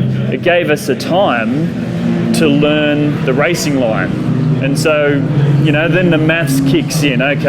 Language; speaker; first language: English; native; English